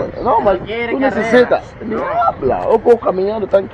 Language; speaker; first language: Spanish; non-native, learner; English